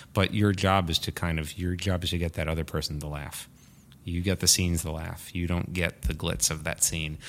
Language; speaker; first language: English; native; English